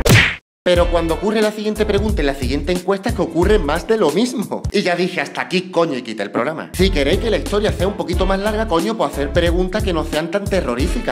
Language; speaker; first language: Spanish; native; Spanish